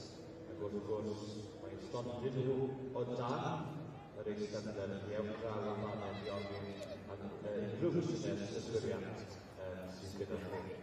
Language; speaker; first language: Welsh; native; Welsh